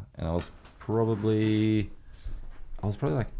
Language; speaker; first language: English; native; English